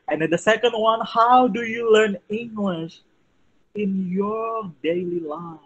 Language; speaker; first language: English; non-native, fluent; Indonesian